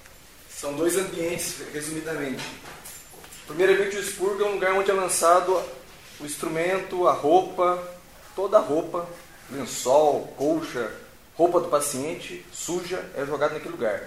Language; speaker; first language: Portuguese; native; Portuguese